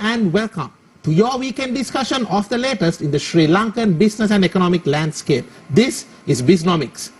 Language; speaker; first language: English; non-native, local second language; Sinhala